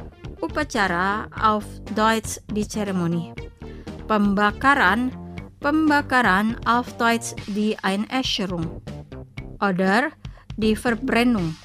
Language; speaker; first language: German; non-native, fluent; Indonesian